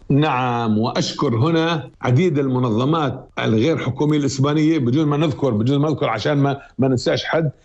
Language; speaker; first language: Arabic; native; Arabic